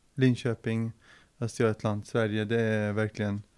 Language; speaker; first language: Swedish; early bilingual, other home language; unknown